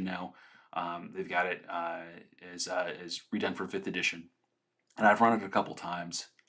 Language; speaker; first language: English; native; English